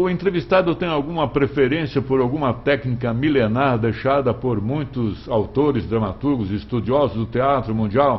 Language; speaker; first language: Portuguese; native; Portuguese